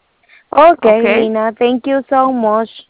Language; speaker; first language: English; non-native, learner; Spanish